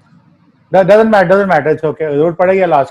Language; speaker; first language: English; non-native, local second language; Hindi